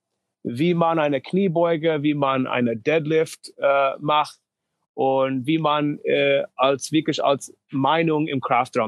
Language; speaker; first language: German; non-native, learner; English